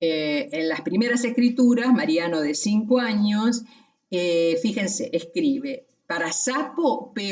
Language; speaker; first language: Spanish; native; Spanish